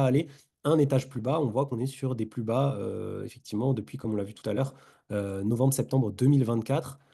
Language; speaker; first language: French; native; French